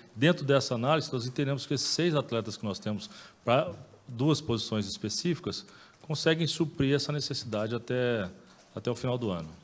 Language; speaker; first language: Portuguese; native; Portuguese